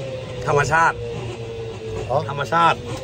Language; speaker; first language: Thai; native; Thai